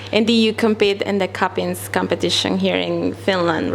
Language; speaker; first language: English; non-native, fluent; Spanish